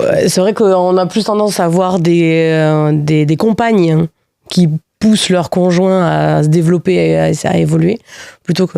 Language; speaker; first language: French; native; French